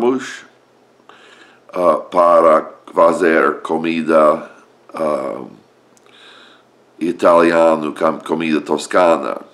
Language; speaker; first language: Portuguese; non-native, learner; English